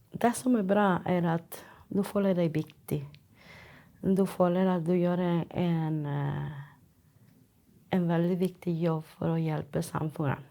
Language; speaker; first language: Norwegian; non-native, fluent; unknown